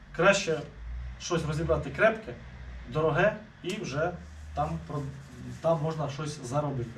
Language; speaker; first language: Ukrainian; non-native, local second language; Russian